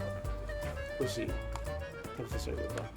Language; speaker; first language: Japanese; native; Japanese